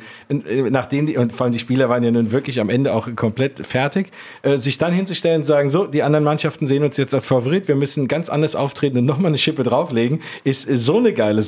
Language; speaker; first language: German; native; German